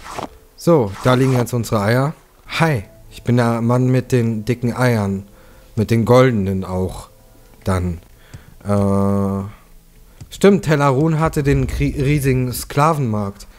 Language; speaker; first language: German; native; German